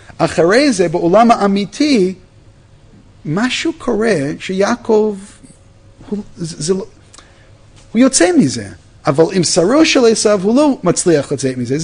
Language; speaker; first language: Hebrew; non-native, fluent; English